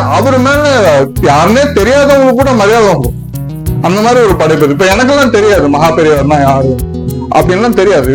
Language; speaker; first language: Tamil; native; Tamil